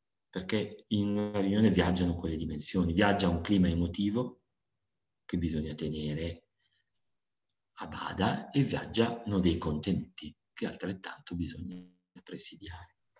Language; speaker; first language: Italian; native; Italian